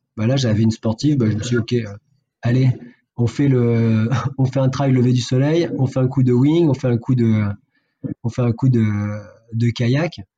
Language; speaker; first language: French; native; French